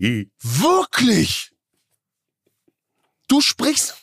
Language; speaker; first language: German; native; German